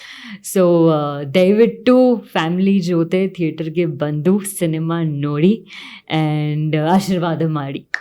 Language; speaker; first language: Kannada; non-native, learner; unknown